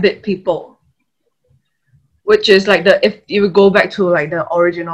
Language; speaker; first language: English; non-native, local second language; Chinese